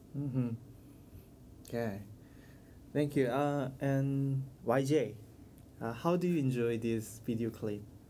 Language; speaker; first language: English; non-native, learner; Korean